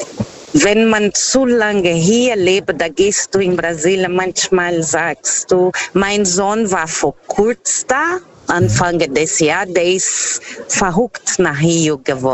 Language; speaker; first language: German; non-native, fluent; Portuguese